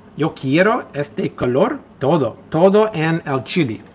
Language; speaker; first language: Spanish; non-native, learner; English